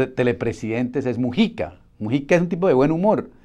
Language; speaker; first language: Spanish; native; Spanish